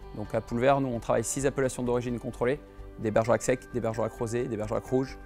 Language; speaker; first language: French; native; French